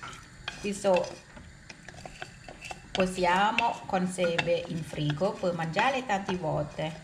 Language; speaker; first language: Italian; non-native, learner; Thai